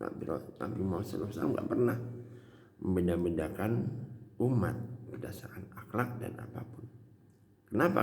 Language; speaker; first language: Indonesian; native; Indonesian